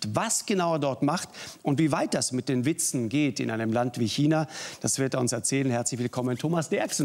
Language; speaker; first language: German; native; German